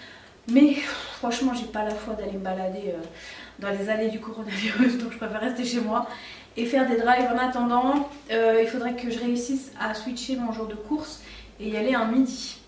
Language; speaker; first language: French; native; French